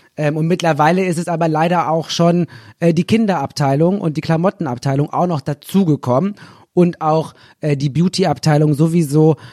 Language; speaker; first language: German; native; German